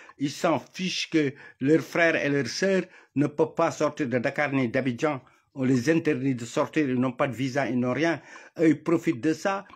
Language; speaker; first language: French; non-native, local second language; Wolof